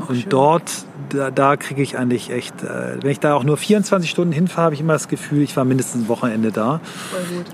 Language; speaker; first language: German; native; German